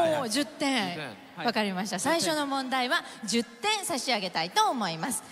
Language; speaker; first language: Japanese; native; Japanese